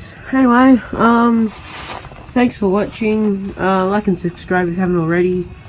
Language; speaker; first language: English; native; English